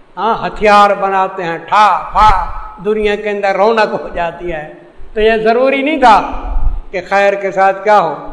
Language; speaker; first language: Urdu; non-native, local second language; Saraiki